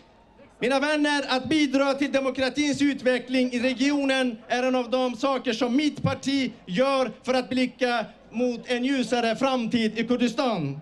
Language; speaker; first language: Swedish; early bilingual, other home language; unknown